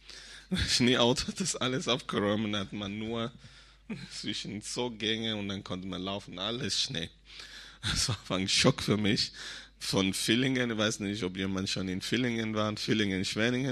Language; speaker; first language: German; non-native, fluent; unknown